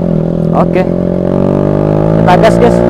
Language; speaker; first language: Indonesian; non-native, local second language; Javanese